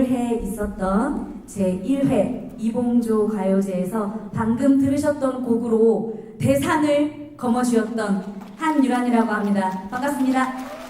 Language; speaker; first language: Korean; native; Korean